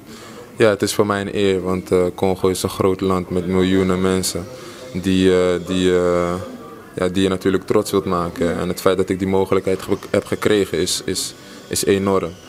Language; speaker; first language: Dutch; early bilingual, other home language; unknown